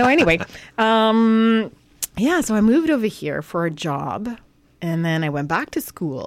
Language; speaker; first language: English; non-native, fluent; French